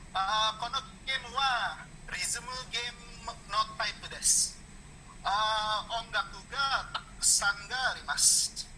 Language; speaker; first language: Japanese; non-native, learner; Indonesian